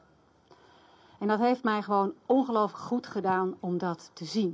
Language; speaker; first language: Dutch; native; Dutch